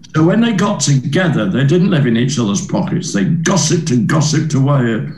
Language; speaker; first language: English; native; English